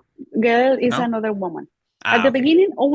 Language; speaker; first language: English; non-native, learner; Spanish